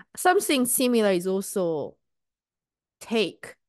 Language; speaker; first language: English; non-native, fluent; Japanese